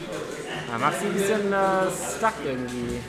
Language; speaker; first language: German; native; German